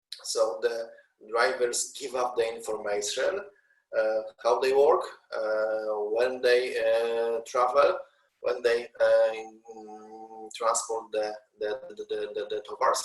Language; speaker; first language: English; non-native, learner; Polish